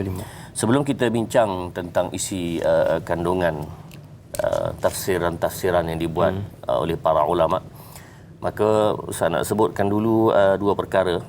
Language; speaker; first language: Malay; native; Malay